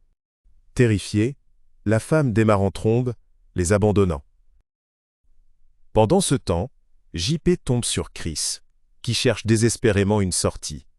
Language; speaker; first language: French; native; French